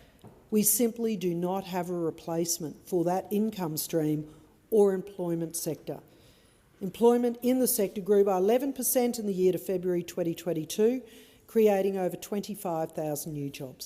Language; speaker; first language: English; native; English